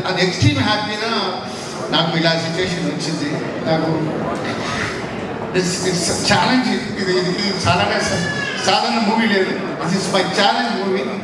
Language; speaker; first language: Telugu; non-native, fluent; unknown